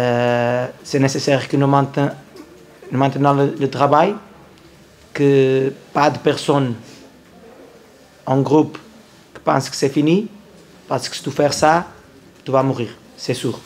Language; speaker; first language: French; non-native, learner; Portuguese